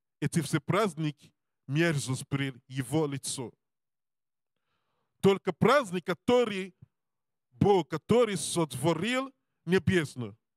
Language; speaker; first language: Russian; non-native, learner; Serbian